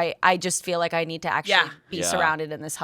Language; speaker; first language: English; native; English